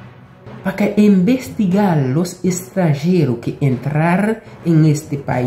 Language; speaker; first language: Spanish; non-native, local second language; Haitian Creole